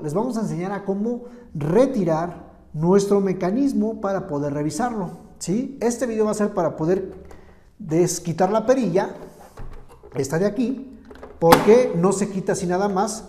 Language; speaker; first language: Spanish; native; Spanish